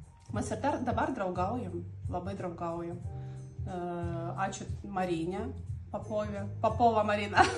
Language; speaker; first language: Lithuanian; non-native, learner; Russian